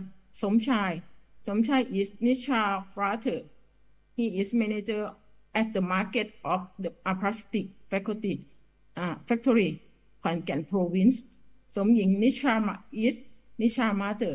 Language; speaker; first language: English; non-native, learner; Thai